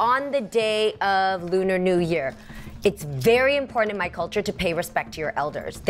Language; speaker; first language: English; early bilingual, other home language; Vietnamese